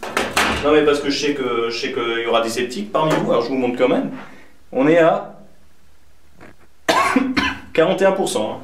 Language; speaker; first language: French; native; French